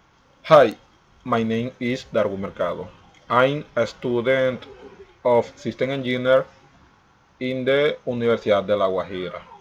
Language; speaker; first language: English; non-native, learner; Spanish